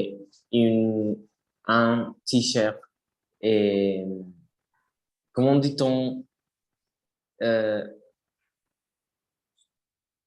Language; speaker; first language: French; non-native, learner; Spanish